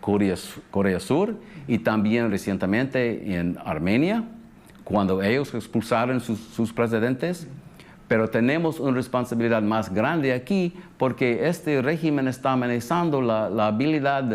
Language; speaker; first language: Spanish; early bilingual, heritage; English